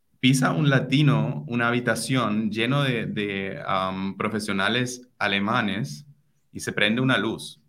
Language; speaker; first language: Spanish; non-native, fluent; German